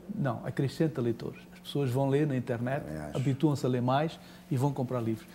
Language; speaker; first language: Portuguese; native; Portuguese